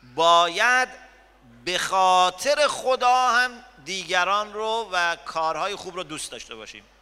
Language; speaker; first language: Persian; native; Persian